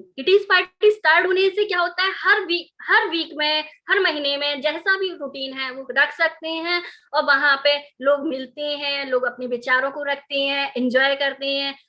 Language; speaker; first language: Hindi; native; Hindi